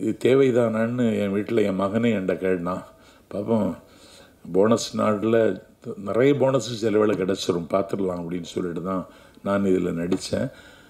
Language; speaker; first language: Tamil; native; Tamil